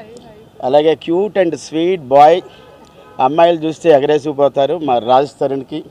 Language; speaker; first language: Telugu; native; Telugu